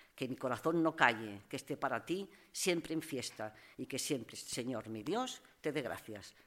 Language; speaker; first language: Spanish; non-native, local second language; Catalan